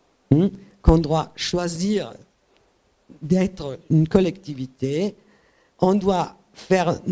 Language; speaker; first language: French; non-native, fluent; Italian